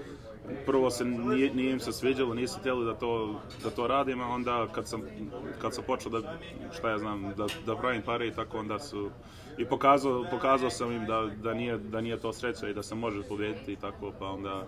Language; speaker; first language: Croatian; early bilingual, heritage; Serbian